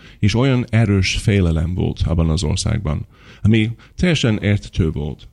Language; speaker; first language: Hungarian; non-native, fluent; English